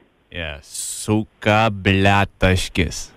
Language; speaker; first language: English; non-native, learner; Lithuanian